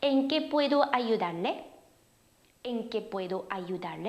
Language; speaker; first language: Spanish; non-native, fluent; Korean